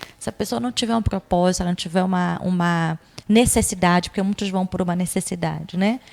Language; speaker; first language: Portuguese; native; Portuguese